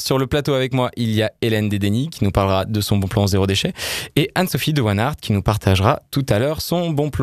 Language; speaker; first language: French; native; French